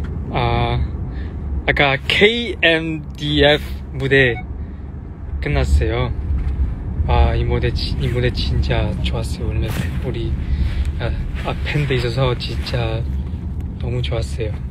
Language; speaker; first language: Korean; non-native, learner; Chinese